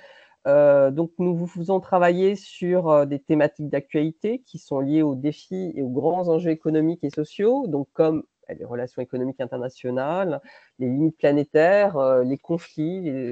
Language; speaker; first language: French; native; French